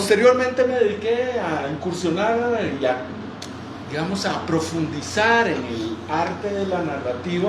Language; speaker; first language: Spanish; native; Spanish